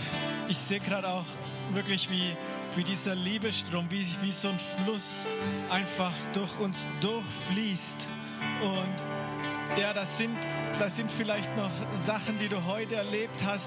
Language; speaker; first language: German; native; German